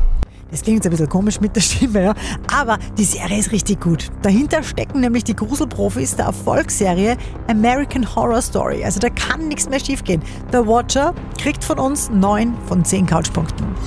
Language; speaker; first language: German; native; German